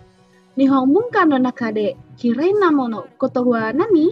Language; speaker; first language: Japanese; non-native, learner; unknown